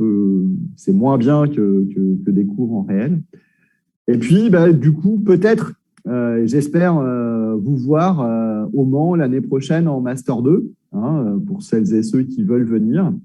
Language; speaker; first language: French; native; French